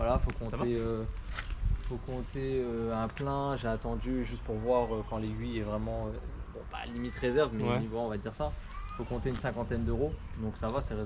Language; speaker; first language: French; native; French